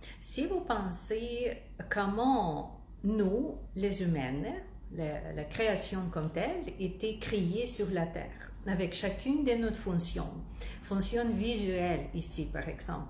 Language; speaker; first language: French; non-native, fluent; Russian